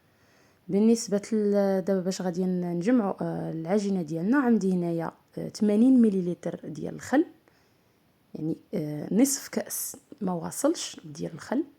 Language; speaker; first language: Arabic; native; Arabic